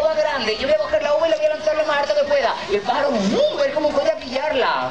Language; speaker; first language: Spanish; native; Spanish